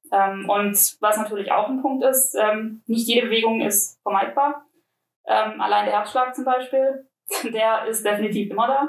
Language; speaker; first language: German; native; German